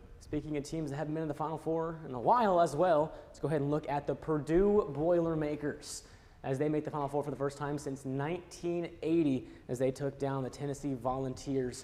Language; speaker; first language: English; native; English